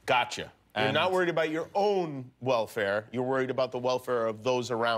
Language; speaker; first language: English; native; English